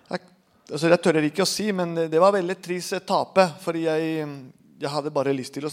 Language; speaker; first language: Norwegian; non-native, fluent; Spanish